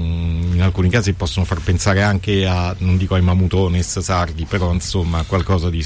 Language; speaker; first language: Italian; native; Italian